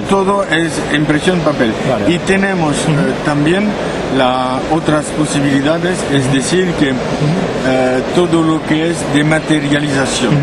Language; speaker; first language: Spanish; non-native, learner; French